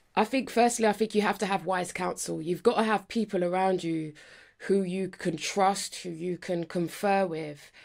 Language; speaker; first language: English; native; English